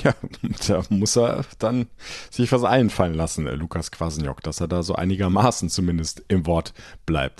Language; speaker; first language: German; native; German